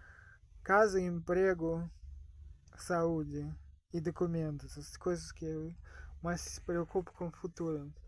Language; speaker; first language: Portuguese; non-native, fluent; Russian